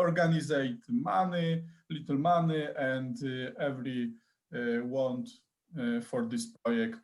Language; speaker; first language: English; non-native, learner; Polish